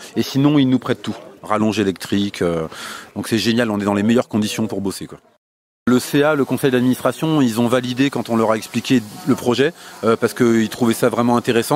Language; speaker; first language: French; native; French